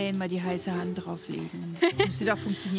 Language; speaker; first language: German; native; German